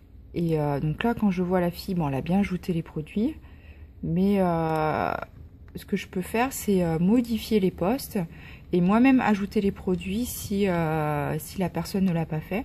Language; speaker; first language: French; native; French